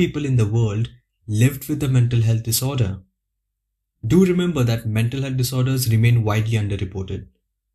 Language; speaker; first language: English; non-native, local second language; Hindi